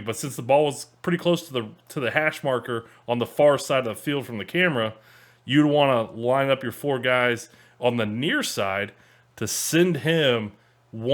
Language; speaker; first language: English; native; English